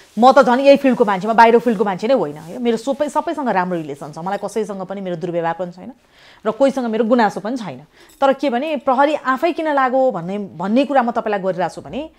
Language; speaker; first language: Nepali; native; Nepali